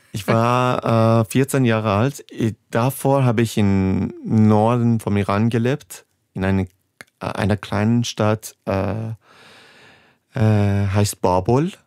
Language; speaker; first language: German; non-native, fluent; Persian